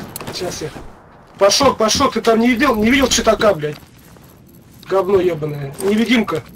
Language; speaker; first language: Russian; native; Russian